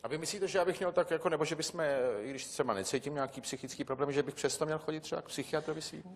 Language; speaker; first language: Czech; native; Czech